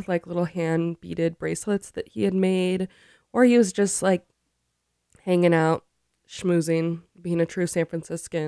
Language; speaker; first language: English; native; English